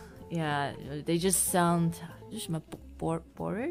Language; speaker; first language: English; non-native, fluent; Chinese